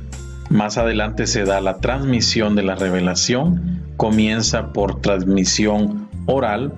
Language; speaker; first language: Spanish; native; Spanish